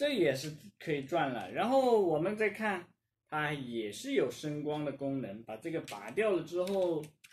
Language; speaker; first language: Chinese; native; Chinese